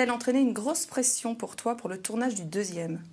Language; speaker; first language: French; native; French